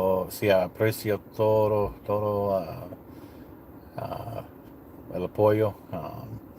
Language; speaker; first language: Spanish; non-native, learner; English